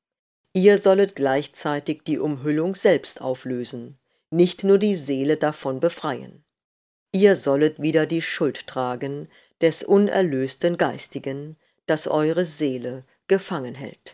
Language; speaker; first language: German; native; German